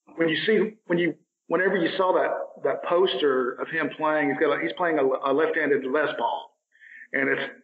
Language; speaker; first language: English; native; English